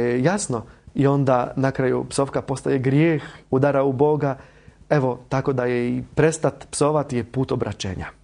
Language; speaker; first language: Croatian; non-native, fluent; Polish